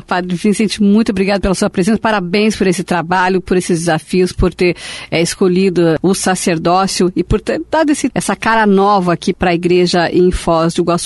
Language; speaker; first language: Portuguese; native; Portuguese